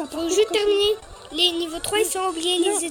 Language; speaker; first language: French; native; French